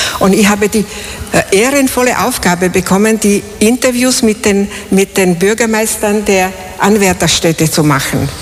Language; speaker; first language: German; non-native, fluent; Slovak